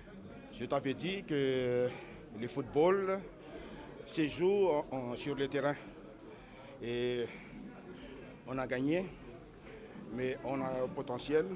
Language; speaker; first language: French; non-native, local second language; Morisyen